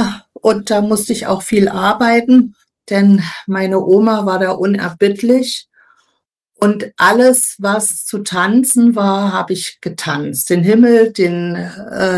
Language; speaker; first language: German; native; German